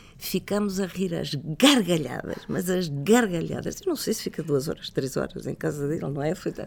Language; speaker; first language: Portuguese; non-native, fluent; Spanish